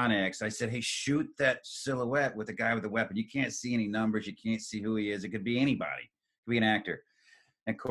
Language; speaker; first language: English; native; English